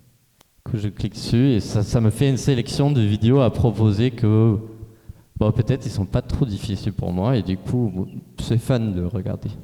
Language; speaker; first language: French; non-native, fluent; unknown